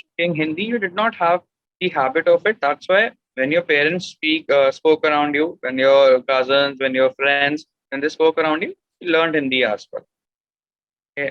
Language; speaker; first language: English; non-native, local second language; Hindi